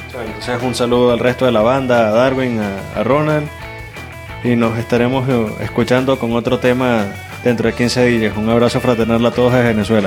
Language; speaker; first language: Spanish; native; Spanish